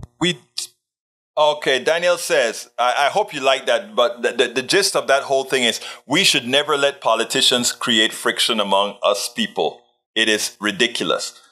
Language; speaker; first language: English; native; English